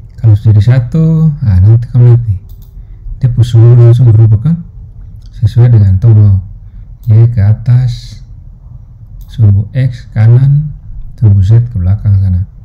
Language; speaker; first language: Indonesian; native; Indonesian